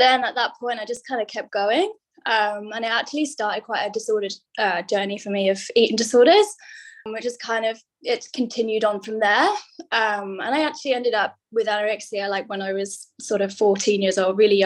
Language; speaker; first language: English; native; English